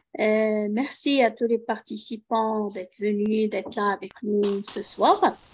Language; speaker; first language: French; non-native, local second language; Arabic